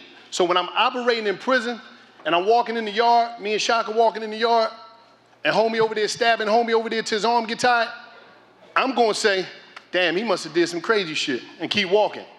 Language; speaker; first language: English; native; English